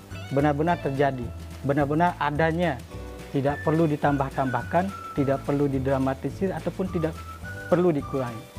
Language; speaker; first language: Indonesian; native; Indonesian